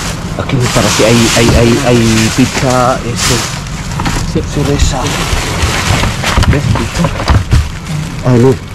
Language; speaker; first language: Spanish; non-native, learner; Filipino